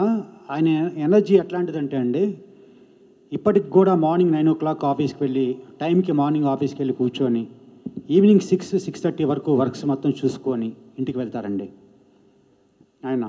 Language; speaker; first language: Telugu; native; Telugu